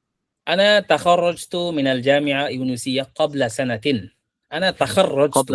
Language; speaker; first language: Arabic; non-native, fluent; Bangla